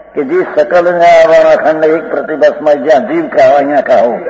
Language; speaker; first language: Hindi; non-native, local second language; Gujarati